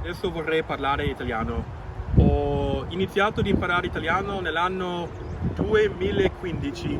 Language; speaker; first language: Italian; non-native, fluent; English